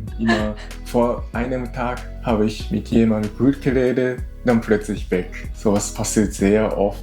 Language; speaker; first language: German; non-native, learner; Japanese